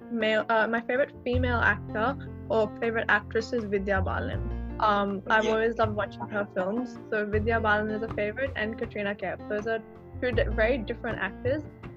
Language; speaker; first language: English; native; English